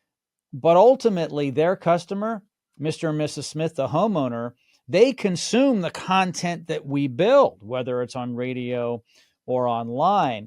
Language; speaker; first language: English; native; English